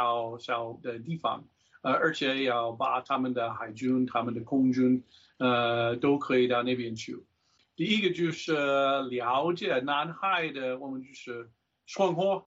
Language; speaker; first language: Chinese; non-native, fluent; English